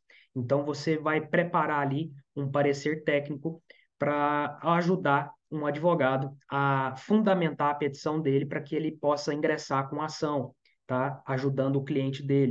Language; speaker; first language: Portuguese; native; Portuguese